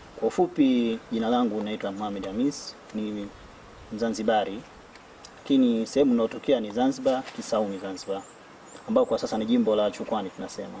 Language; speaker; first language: Swahili; native; Swahili